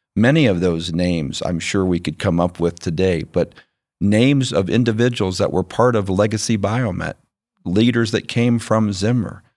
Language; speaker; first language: English; native; English